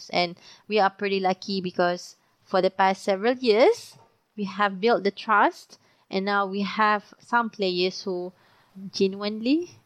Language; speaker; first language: English; non-native, local second language; Malay